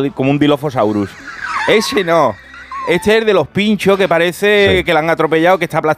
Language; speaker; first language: Spanish; native; Spanish